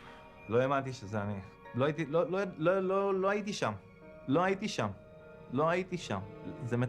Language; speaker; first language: Hebrew; native; Hebrew